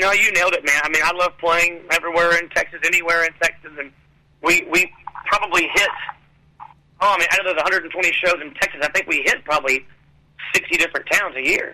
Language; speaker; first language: English; native; English